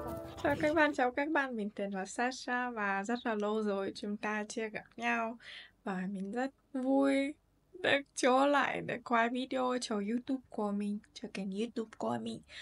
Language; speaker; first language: Vietnamese; non-native, learner; Russian